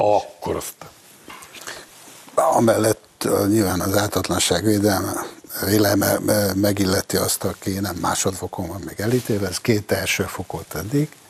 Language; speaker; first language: Hungarian; native; Hungarian